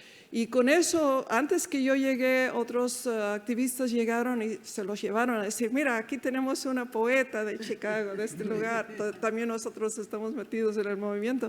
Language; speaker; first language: Spanish; early bilingual, heritage; Spanish